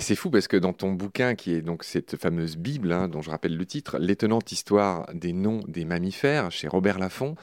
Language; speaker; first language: French; native; French